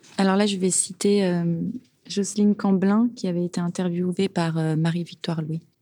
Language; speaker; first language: French; native; French